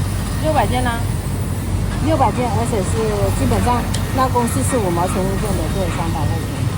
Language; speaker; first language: Chinese; native; Chinese